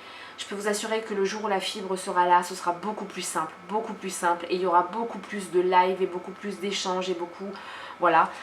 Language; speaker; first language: French; native; French